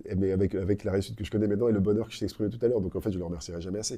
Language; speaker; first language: French; native; French